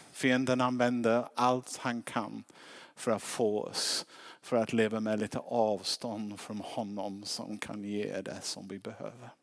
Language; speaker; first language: Swedish; non-native, fluent; English